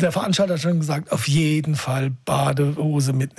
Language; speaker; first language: German; native; German